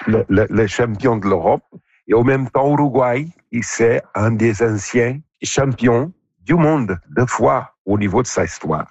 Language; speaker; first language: French; non-native, fluent; Portuguese